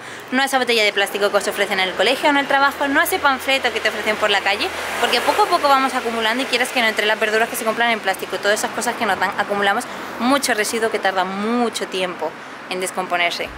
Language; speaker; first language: Spanish; native; Spanish